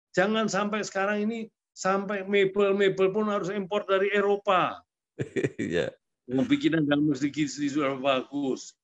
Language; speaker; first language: Indonesian; native; Indonesian